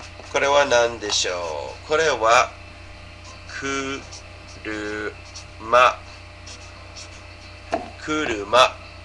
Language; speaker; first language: Japanese; non-native, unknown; English